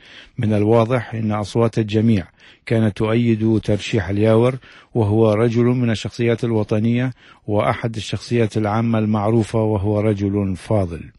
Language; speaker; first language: Arabic; native; Arabic